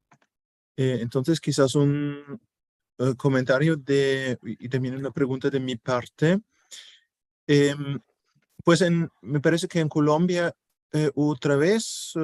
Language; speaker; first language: Spanish; non-native, fluent; German